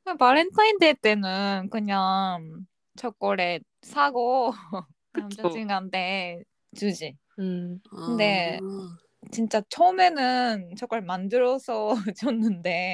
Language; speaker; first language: Korean; non-native, fluent; Japanese